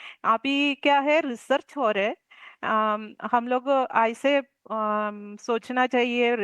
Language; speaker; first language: Hindi; non-native, local second language; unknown